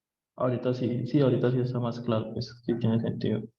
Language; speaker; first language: Spanish; native; Spanish